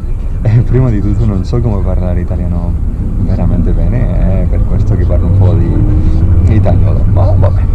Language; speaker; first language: Italian; non-native, fluent; Spanish